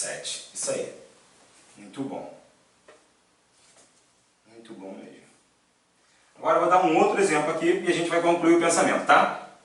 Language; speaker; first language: Portuguese; native; Portuguese